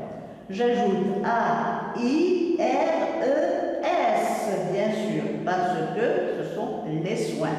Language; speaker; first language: French; non-native, local second language; Arabic